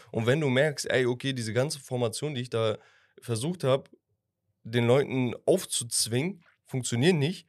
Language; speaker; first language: German; early bilingual, other home language; Turkish